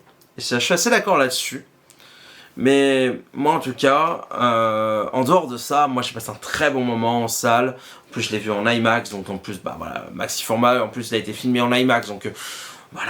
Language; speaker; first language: French; native; French